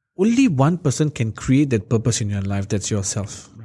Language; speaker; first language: English; native; English